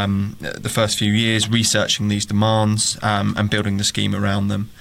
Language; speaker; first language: English; native; English